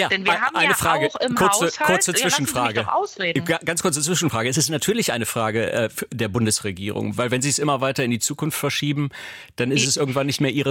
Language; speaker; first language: German; native; German